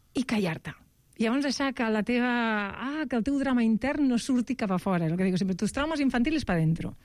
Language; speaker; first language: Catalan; non-native, local second language; Spanish